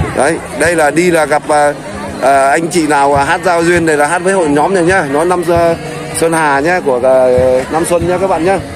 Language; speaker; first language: Vietnamese; non-native, local second language; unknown